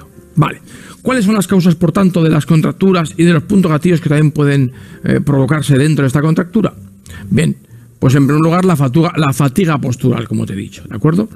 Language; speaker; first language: Spanish; native; Spanish